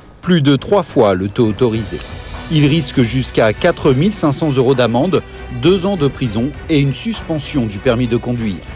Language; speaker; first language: French; native; French